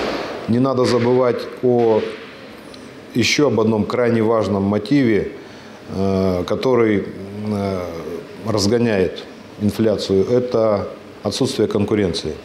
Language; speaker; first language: Russian; native; Russian